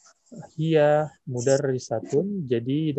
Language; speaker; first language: Arabic; non-native, learner; Indonesian